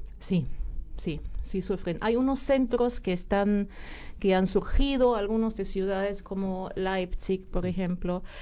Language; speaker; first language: Spanish; non-native, fluent; German